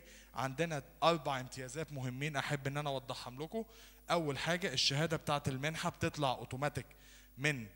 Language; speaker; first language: Arabic; native; Arabic